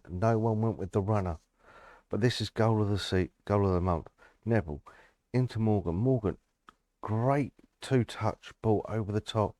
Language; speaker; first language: English; native; English